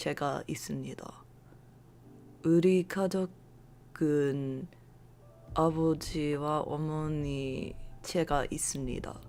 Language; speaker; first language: Korean; non-native, learner; English